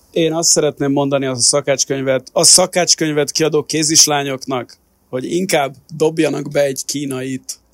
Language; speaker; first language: Hungarian; native; Hungarian